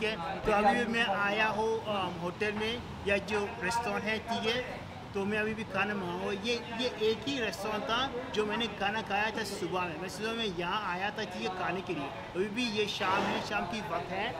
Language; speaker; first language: Hindi; non-native, learner; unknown